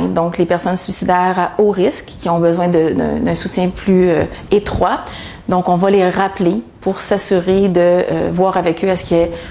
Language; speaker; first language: French; native; French